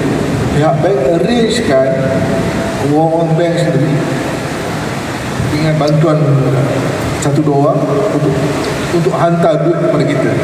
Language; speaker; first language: Malay; native; Malay